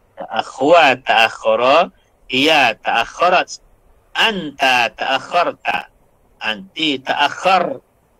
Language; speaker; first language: Arabic; non-native, fluent; Malay